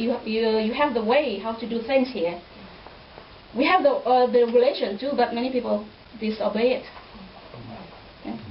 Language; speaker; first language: English; non-native, fluent; Indonesian